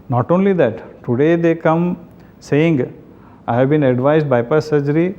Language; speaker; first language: English; non-native, local second language; Kannada